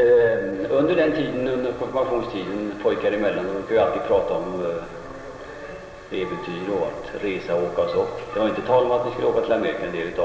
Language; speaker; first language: Swedish; native; Swedish